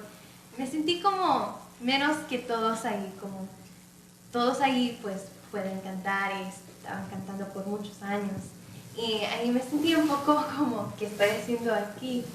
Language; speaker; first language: Spanish; early bilingual, other home language; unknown